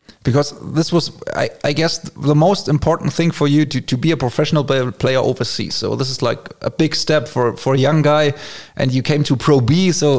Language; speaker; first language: English; non-native, fluent; German